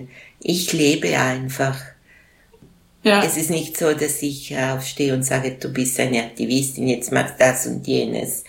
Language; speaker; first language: German; non-native, local second language; Italian